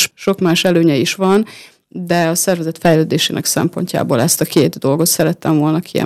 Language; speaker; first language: Hungarian; native; Hungarian